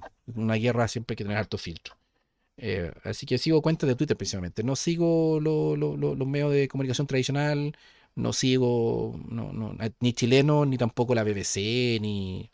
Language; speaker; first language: Spanish; native; Spanish